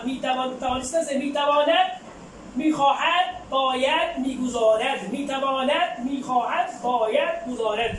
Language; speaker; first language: Persian; non-native, fluent; Urdu